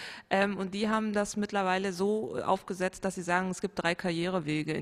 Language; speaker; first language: German; native; German